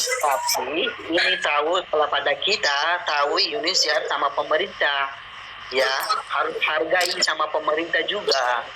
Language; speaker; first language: Indonesian; non-native, learner; Rohingya